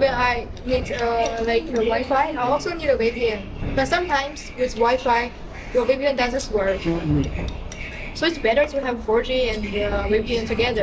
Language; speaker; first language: English; non-native, learner; Chinese